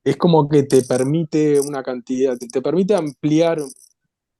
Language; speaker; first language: Spanish; native; Spanish